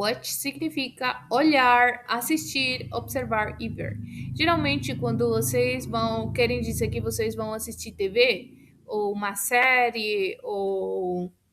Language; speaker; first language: Portuguese; non-native, fluent; Spanish